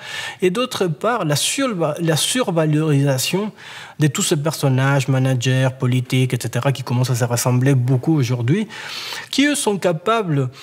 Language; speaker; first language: French; native; French